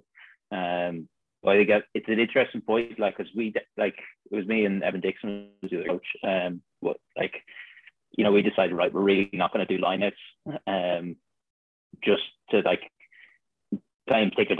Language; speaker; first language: English; native; English